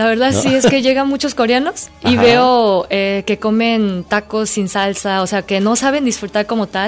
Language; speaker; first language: Spanish; non-native, fluent; Korean